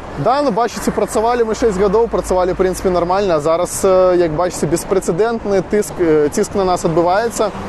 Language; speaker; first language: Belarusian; non-native, local second language; Russian